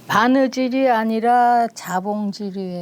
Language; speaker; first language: Korean; native; Korean